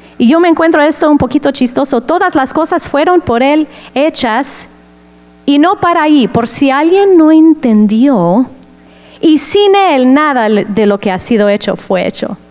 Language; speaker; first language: Spanish; non-native, fluent; English